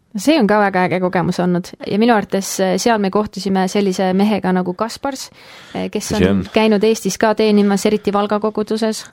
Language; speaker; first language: Estonian; early bilingual, heritage; Estonian